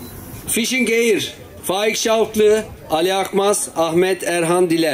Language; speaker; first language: Turkish; native; Turkish